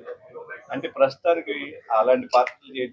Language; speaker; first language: Telugu; native; Telugu